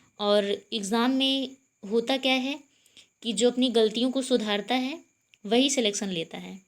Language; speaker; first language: Hindi; native; Hindi